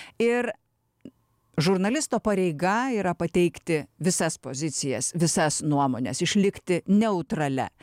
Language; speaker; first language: Lithuanian; native; Lithuanian